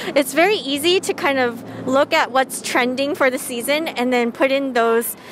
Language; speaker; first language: English; native; English